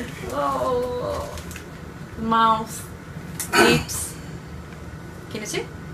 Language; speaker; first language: English; non-native, learner; Portuguese